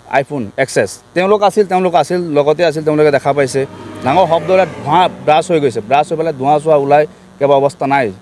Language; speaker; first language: Assamese; native; Assamese